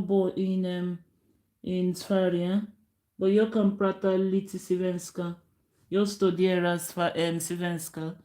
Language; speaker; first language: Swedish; non-native, learner; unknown